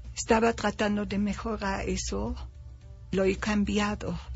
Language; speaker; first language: Spanish; non-native, fluent; German